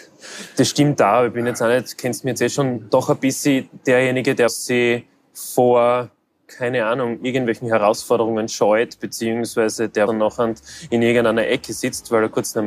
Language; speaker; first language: German; native; German